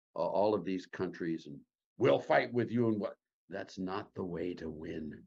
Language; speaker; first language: English; native; English